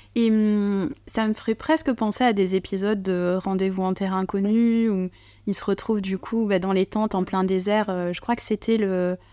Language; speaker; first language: French; native; French